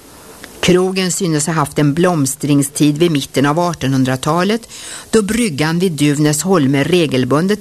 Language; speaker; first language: Swedish; native; Swedish